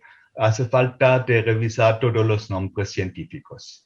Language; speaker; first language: Spanish; non-native, fluent; German